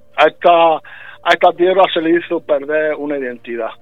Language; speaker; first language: Spanish; native; Spanish